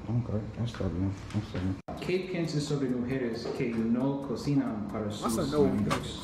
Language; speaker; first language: Spanish; non-native, learner; English